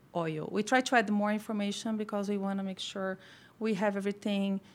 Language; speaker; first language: English; non-native, fluent; Portuguese